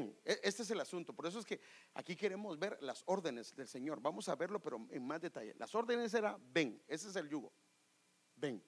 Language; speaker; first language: Spanish; native; Spanish